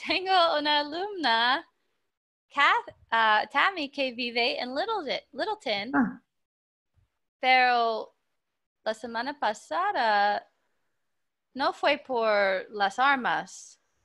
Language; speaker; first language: Spanish; non-native, fluent; English